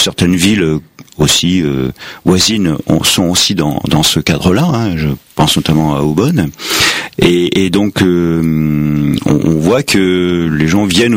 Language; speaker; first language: French; native; French